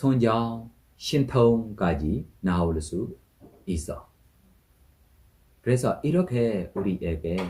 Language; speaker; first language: Korean; non-native, fluent; Burmese